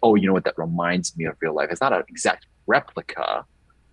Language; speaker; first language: English; native; English